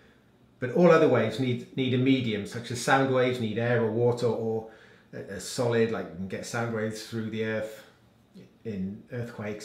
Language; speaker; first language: English; native; English